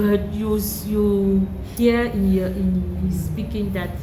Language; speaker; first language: English; non-native, learner; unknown